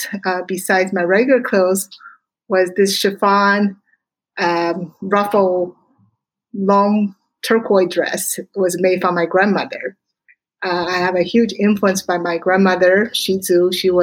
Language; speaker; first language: English; non-native, fluent; Chinese